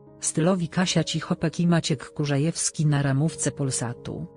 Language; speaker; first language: Polish; native; Polish